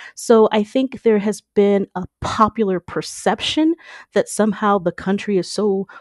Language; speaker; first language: English; native; English